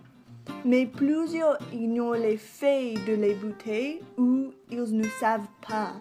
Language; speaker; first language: French; non-native, local second language; English